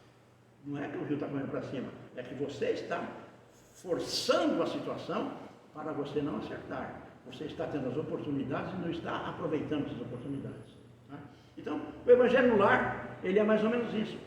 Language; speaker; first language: Portuguese; native; Portuguese